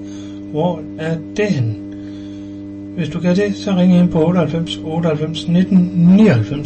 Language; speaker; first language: Danish; native; Danish